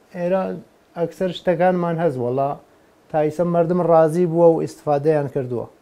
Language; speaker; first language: Central Kurdish; non-native, local second language; Gurani